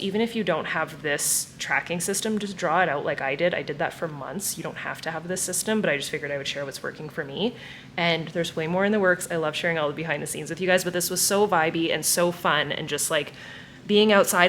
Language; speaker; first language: English; native; English